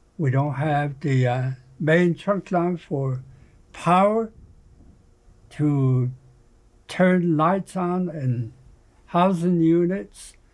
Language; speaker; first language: English; non-native, local second language; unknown